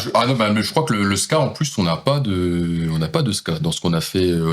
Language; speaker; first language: French; native; French